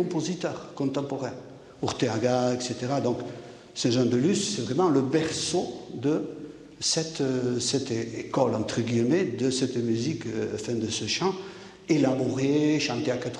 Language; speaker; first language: French; native; French